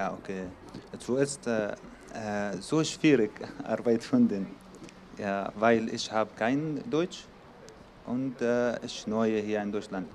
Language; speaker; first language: German; non-native, learner; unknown